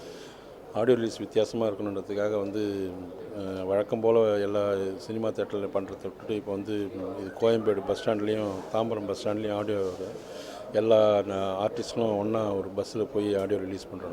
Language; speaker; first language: Tamil; native; Tamil